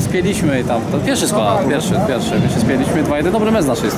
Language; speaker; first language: Polish; native; Polish